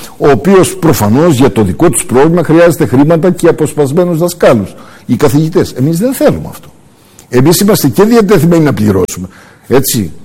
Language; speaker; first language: Greek; early bilingual, heritage; Greek